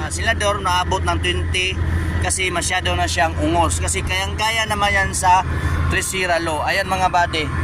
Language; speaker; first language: Filipino; native; Filipino